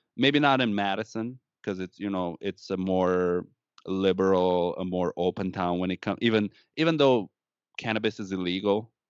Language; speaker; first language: English; non-native, fluent; Romanian